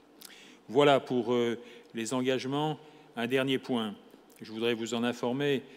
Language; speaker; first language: French; native; French